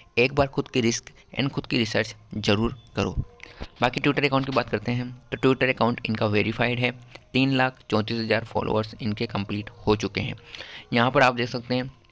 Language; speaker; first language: Hindi; native; Hindi